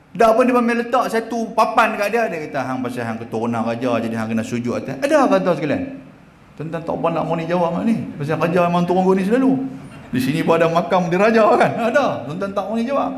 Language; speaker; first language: Malay; native; Malay